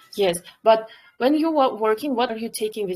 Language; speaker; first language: English; non-native, fluent; Kyrgyz